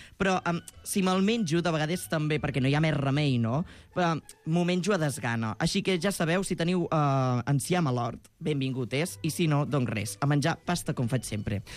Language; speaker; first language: Catalan; native; Catalan